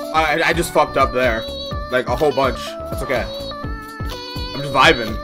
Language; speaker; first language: English; native; English